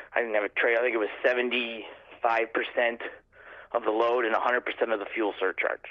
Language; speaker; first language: English; native; English